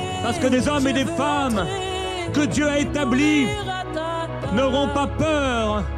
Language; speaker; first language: French; native; French